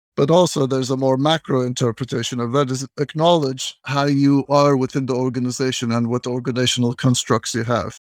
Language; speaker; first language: English; non-native, fluent; Turkish